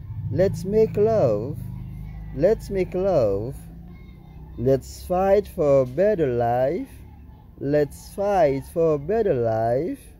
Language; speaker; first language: English; non-native, fluent; Haitian Creole